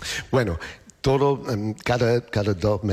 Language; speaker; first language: Spanish; non-native, learner; English